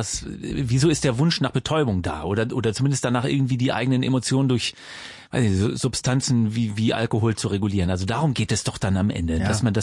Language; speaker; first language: German; native; German